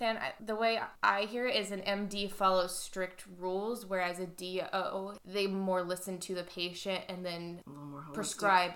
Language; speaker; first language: English; native; English